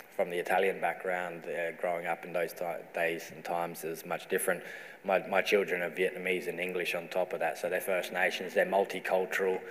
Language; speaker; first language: English; native; English